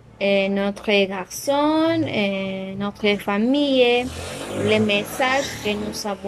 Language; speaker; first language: French; non-native, learner; Spanish